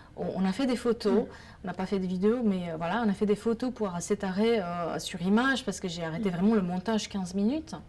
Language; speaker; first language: French; non-native, fluent; Romanian